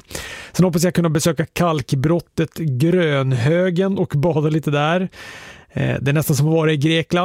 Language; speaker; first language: Swedish; native; Swedish